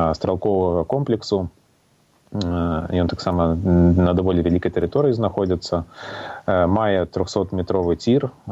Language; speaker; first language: Belarusian; non-native, local second language; Russian